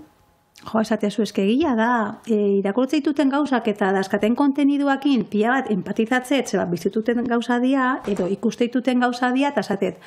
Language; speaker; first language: Basque; native; Basque